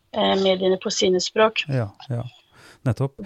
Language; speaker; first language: Norwegian; early bilingual, other home language; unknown